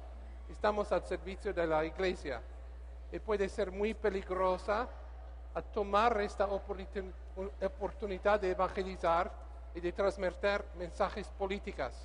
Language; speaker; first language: Spanish; non-native, learner; English